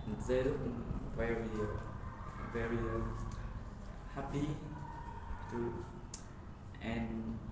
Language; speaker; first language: English; non-native, learner; Vietnamese